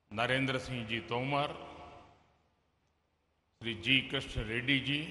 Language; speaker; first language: Hindi; non-native, local second language; Gujarati